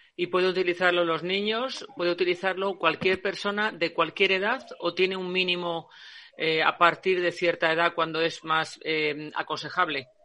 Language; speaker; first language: Spanish; native; Spanish